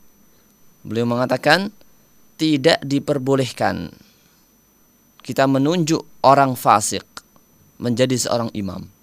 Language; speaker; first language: Indonesian; native; Indonesian